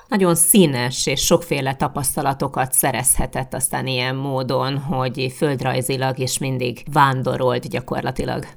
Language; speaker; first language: Hungarian; native; Hungarian